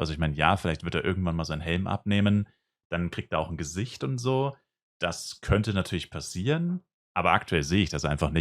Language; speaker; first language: German; native; German